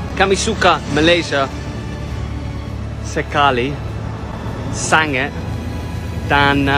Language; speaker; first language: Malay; non-native, learner; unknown